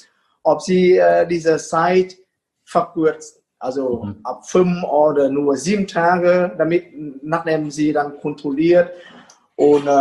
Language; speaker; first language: German; non-native, fluent; Vietnamese